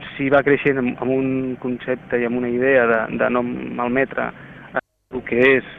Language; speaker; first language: Catalan; native; Catalan